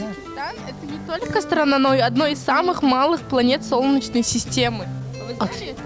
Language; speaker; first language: Russian; non-native, local second language; Tajik